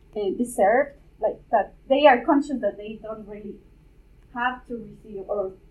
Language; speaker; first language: English; non-native, fluent; Spanish